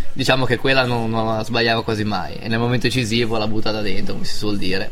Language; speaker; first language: Italian; native; Italian